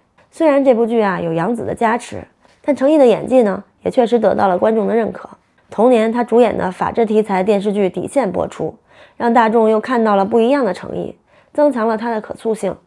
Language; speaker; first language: Chinese; native; Chinese